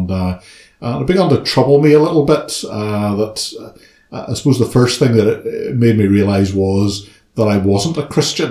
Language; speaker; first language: English; native; English